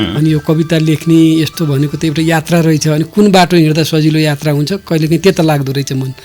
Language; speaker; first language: Nepali; native; Nepali